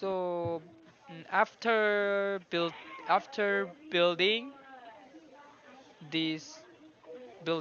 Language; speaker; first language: English; non-native, learner; Korean